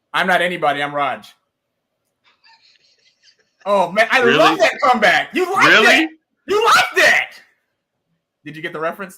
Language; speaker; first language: English; native; English